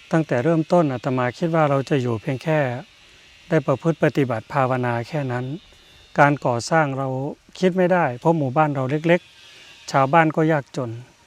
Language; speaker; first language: Thai; native; Thai